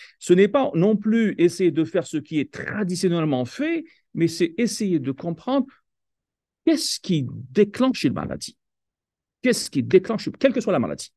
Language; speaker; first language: French; non-native, local second language; Kabyle